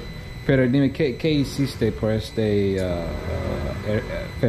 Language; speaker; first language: Spanish; non-native, learner; English